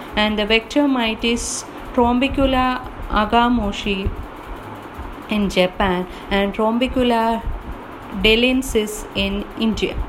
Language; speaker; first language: English; non-native, local second language; Malayalam